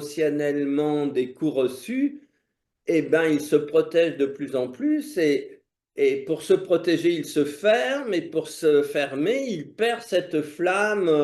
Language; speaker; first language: French; native; French